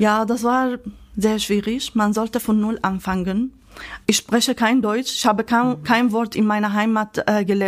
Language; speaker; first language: German; non-native, fluent; Arabic